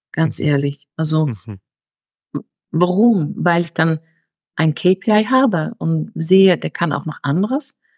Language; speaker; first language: German; early bilingual, other home language; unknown